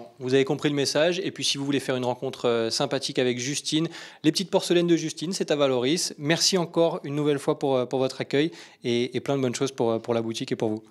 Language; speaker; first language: French; native; French